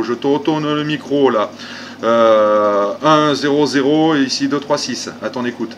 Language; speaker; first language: French; native; French